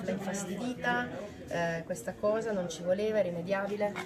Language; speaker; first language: Italian; native; Italian